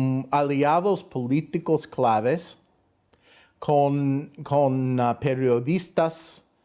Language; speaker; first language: Spanish; non-native, fluent; English